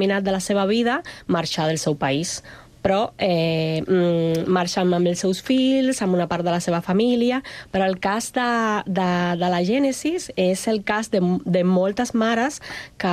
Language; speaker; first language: Catalan; non-native, fluent; Spanish